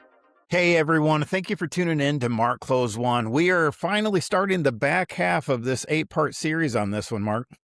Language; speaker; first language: English; native; English